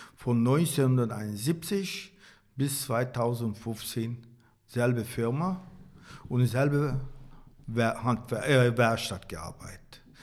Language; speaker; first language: German; non-native, learner; Turkish